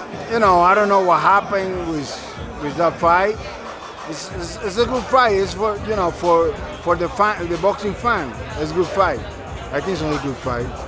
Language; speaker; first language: English; non-native, learner; Spanish